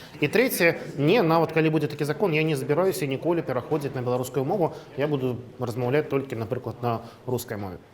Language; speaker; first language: Belarusian; non-native, local second language; Russian